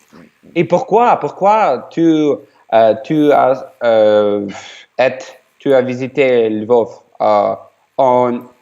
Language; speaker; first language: French; non-native, learner; Ukrainian